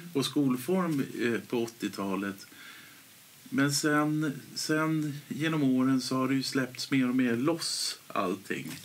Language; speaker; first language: Swedish; native; Swedish